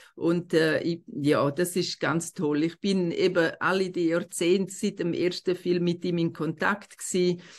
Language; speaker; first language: German; non-native, local second language; Romansh